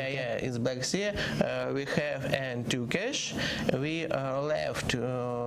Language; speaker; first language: English; non-native, learner; Ukrainian